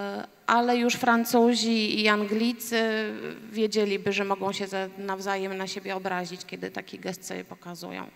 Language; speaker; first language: Polish; native; Polish